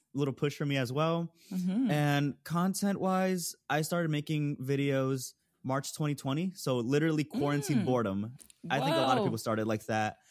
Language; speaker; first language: English; early bilingual, other home language; Spanish